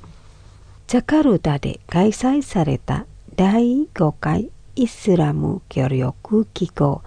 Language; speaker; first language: Japanese; non-native, fluent; Indonesian